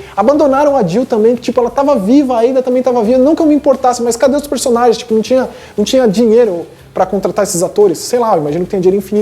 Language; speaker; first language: Portuguese; native; Portuguese